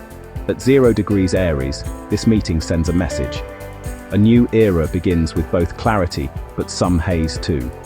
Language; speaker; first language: English; native; English